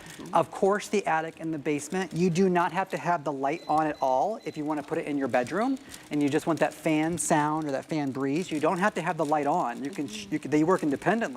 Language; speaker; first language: English; native; English